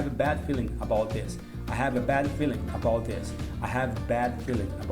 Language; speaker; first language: English; non-native, learner; Portuguese